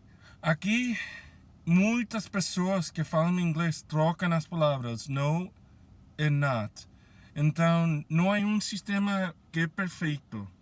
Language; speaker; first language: Portuguese; non-native, fluent; Spanish